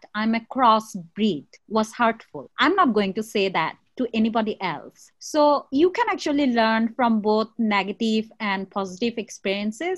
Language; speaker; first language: English; non-native, local second language; Chakma